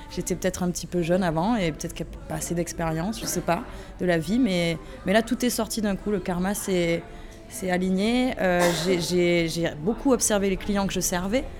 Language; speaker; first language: French; native; French